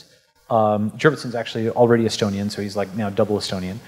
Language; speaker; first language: English; native; English